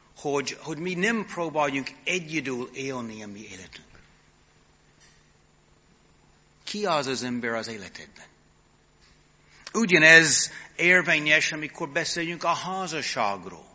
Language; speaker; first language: Hungarian; non-native, fluent; English